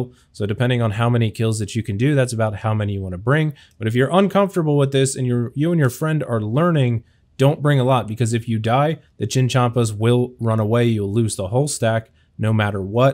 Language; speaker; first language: English; native; English